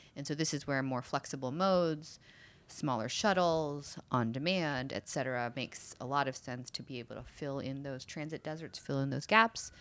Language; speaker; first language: English; native; English